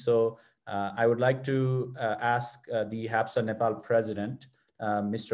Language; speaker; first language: English; non-native, local second language; Nepali